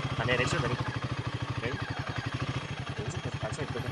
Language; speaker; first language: Spanish; native; Spanish